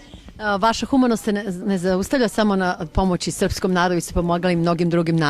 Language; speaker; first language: Bosnian; native; Bosnian